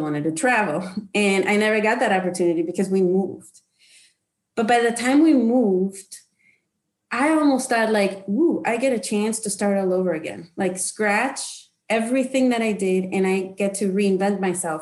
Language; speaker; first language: English; non-native, fluent; Spanish